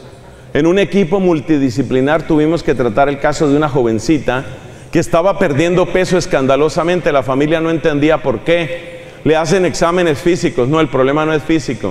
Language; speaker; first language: Spanish; native; Spanish